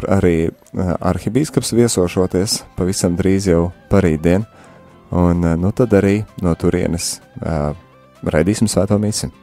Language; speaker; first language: Latvian; native; Latvian